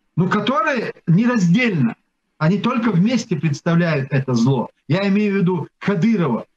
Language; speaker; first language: Russian; non-native, local second language; Chechen